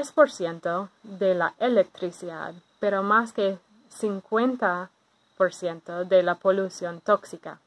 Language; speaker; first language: Spanish; non-native, fluent; English